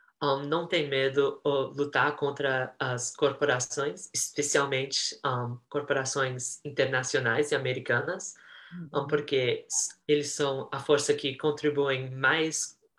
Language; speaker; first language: Portuguese; early bilingual, heritage; Portuguese